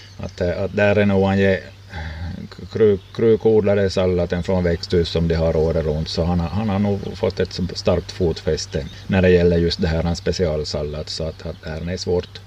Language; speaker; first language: Swedish; native; Swedish